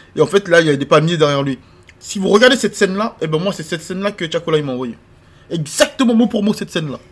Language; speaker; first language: French; native; French